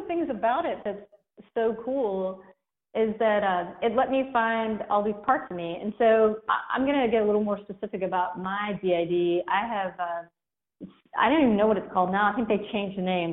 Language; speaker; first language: English; native; English